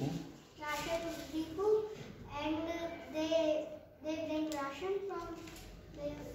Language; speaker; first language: English; non-native, learner; Hindi